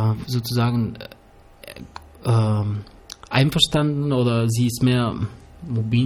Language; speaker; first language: German; early bilingual, other home language; Albanian